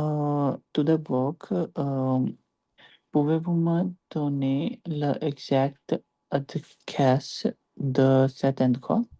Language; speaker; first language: French; non-native, learner; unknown